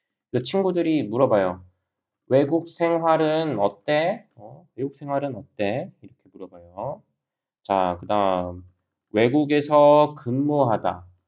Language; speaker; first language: Korean; native; Korean